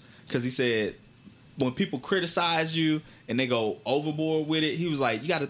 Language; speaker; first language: English; native; English